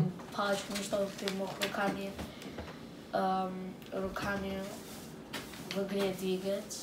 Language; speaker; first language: Russian; early bilingual, heritage; Russian